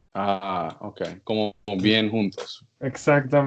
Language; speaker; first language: Spanish; non-native, learner; English